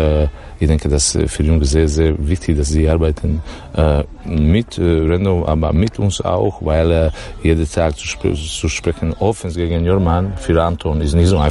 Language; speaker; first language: German; non-native, learner; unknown